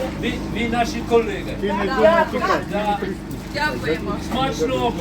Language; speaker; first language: Ukrainian; non-native, learner; Dutch